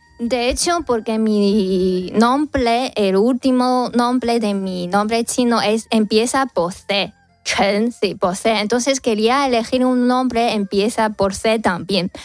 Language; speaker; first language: Spanish; non-native, fluent; Chinese